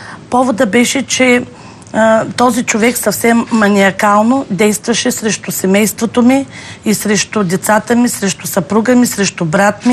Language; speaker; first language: Bulgarian; native; Bulgarian